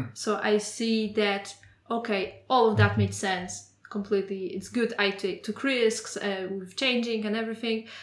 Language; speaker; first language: English; non-native, fluent; Polish